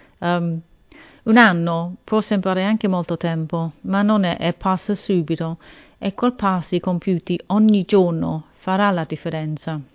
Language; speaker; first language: Italian; non-native, fluent; English